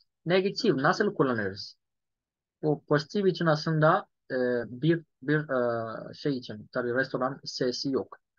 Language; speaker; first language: Turkish; non-native, fluent; Yoruba